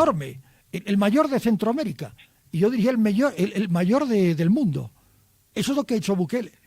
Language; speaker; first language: Spanish; native; Spanish